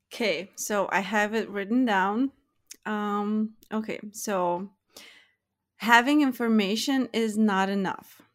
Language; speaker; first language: English; non-native, fluent; Lithuanian